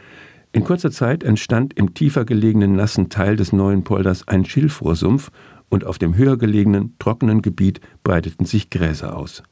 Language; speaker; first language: German; native; German